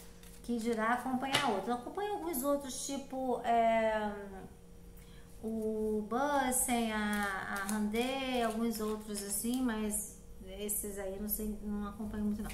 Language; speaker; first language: Portuguese; native; Portuguese